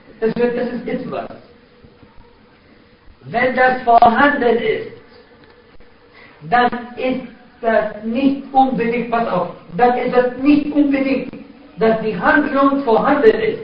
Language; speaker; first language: German; non-native, fluent; Arabic